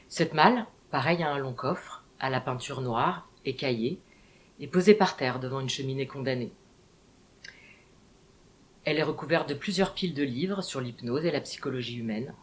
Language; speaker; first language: French; native; French